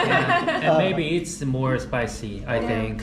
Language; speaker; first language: English; non-native, learner; Korean